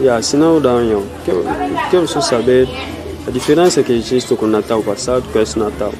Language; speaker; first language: Portuguese; non-native, fluent; Lingala